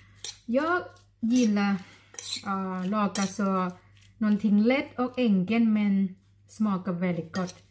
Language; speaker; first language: Swedish; non-native, learner; Thai